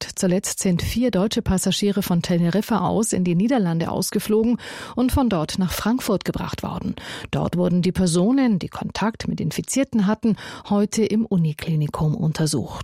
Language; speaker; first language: German; native; German